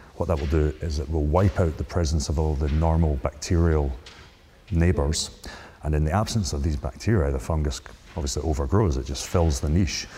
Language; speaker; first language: English; native; English